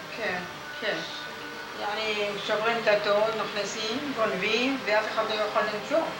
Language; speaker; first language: Hebrew; non-native, fluent; Arabic